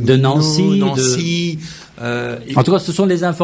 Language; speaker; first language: French; native; French